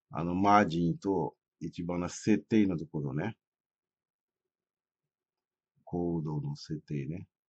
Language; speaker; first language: Japanese; non-native, fluent; Portuguese